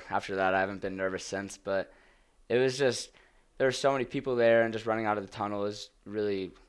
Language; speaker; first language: English; native; English